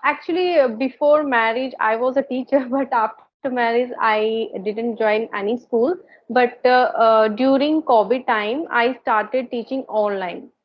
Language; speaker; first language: English; non-native, learner; Hindi